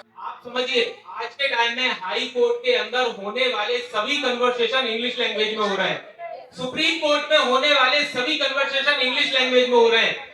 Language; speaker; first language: Hindi; native; Hindi